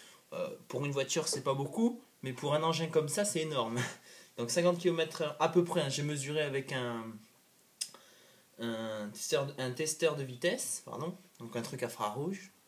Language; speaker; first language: French; native; French